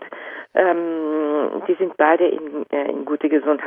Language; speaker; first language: German; non-native, fluent; Japanese